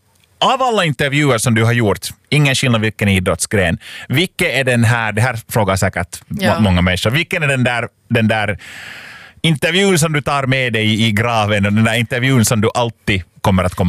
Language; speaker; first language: Swedish; native; Swedish